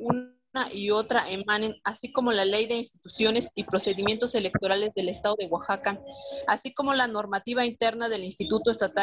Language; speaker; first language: Spanish; native; Spanish